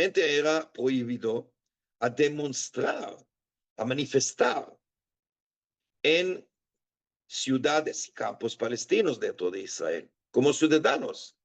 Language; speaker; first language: Spanish; non-native, fluent; Hebrew